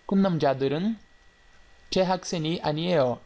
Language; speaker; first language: Korean; non-native, fluent; Portuguese